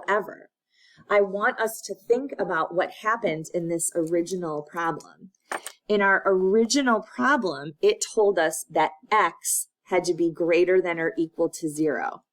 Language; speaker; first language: English; native; English